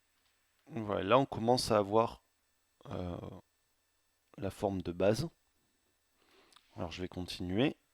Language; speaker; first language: French; native; French